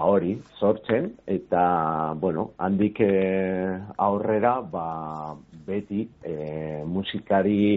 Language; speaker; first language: Basque; non-native, local second language; Spanish